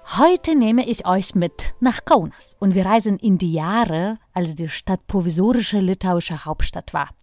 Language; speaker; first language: German; non-native, fluent; Lithuanian